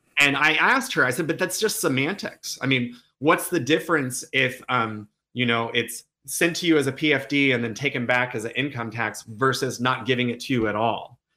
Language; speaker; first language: English; native; English